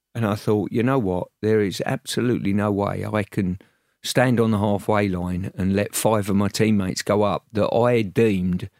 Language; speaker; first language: English; native; English